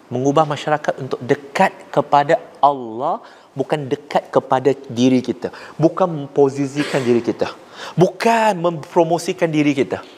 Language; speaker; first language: Malay; non-native, local second language; Chinese